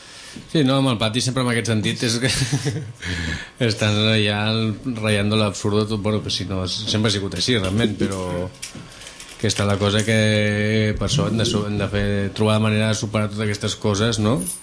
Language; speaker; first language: Catalan; native; Catalan